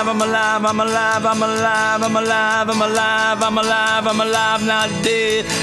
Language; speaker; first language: English; native; English